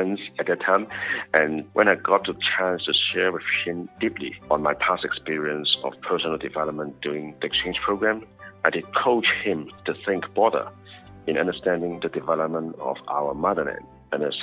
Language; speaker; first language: English; non-native, local second language; Cantonese